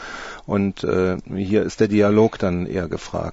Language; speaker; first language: German; native; German